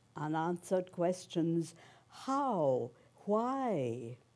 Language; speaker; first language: English; early bilingual, other home language; German